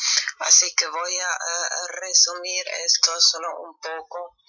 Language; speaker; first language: Spanish; non-native, fluent; German